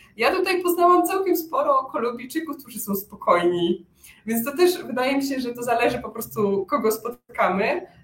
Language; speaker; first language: Polish; native; Polish